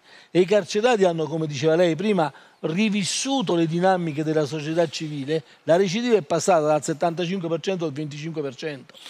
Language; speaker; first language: Italian; native; Italian